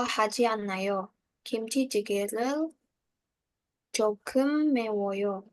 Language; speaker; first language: Korean; non-native, learner; Indonesian